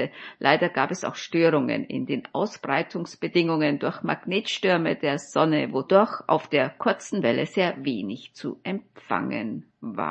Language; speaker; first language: German; native; German